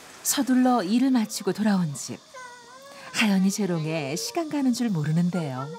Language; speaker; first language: Korean; native; Korean